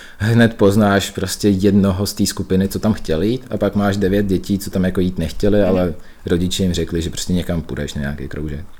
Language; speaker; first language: Czech; early bilingual, other home language; Russian